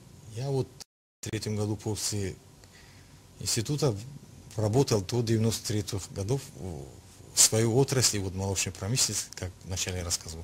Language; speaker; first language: Russian; non-native, local second language; Tajik